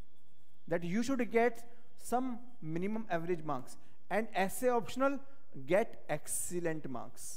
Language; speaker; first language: English; non-native, local second language; Hindi